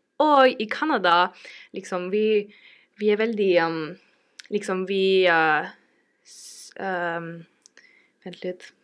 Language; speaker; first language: Norwegian; non-native, learner; English